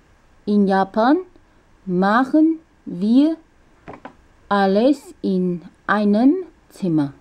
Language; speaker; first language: German; non-native, learner; Japanese